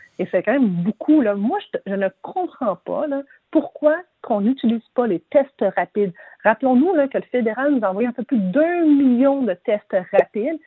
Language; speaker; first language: French; native; French